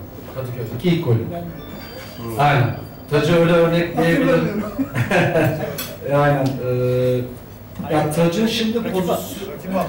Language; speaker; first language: Turkish; native; Turkish